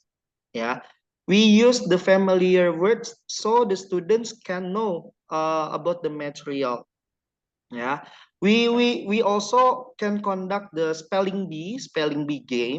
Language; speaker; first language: English; non-native, learner; Indonesian